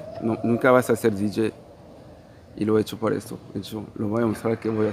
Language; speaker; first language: Spanish; non-native, fluent; Portuguese